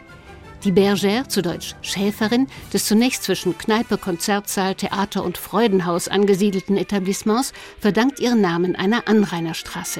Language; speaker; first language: German; native; German